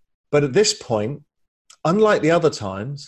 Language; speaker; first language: English; native; English